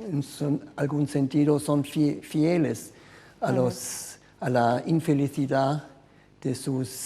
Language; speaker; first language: Spanish; non-native, fluent; German